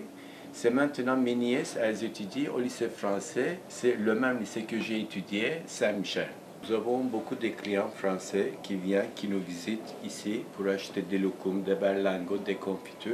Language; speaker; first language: French; non-native, local second language; Turkish